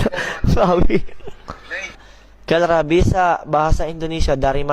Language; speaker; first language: Indonesian; non-native, learner; Filipino